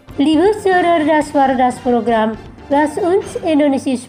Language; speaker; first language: German; non-native, fluent; Indonesian